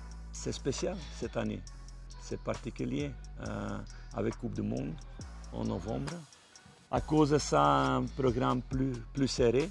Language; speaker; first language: French; non-native, fluent; Dutch